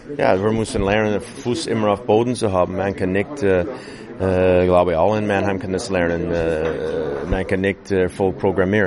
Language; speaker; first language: German; non-native, fluent; English